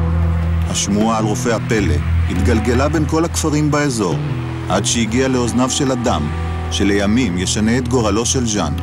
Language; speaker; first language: Hebrew; native; Hebrew